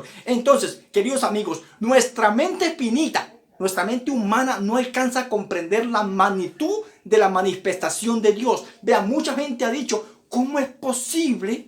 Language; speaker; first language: Spanish; native; Spanish